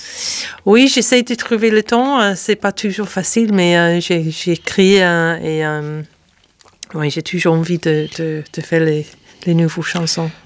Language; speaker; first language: French; non-native, fluent; English